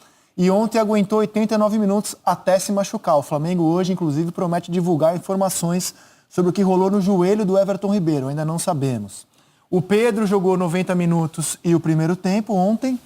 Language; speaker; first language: Portuguese; native; Portuguese